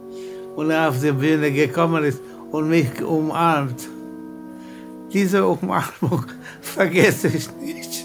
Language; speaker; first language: German; non-native, fluent; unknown